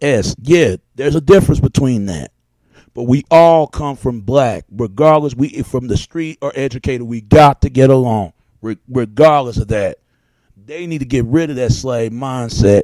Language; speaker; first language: English; native; English